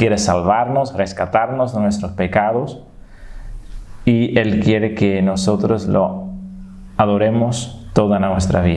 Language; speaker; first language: Spanish; non-native, fluent; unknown